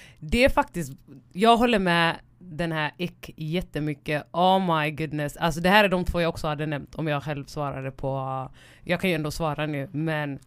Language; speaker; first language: Swedish; early bilingual, other home language; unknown